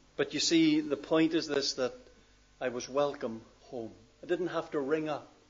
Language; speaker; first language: English; native; English